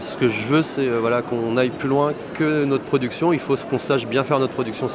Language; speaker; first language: French; native; French